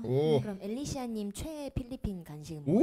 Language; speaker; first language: Korean; native; Korean